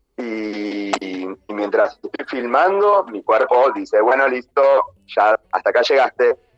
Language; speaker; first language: Spanish; native; Spanish